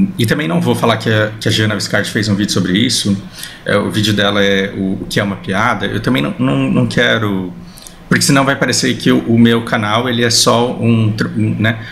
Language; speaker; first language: Portuguese; early bilingual, heritage; Portuguese